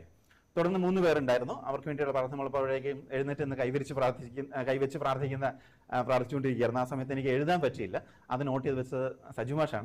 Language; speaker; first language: Malayalam; native; Malayalam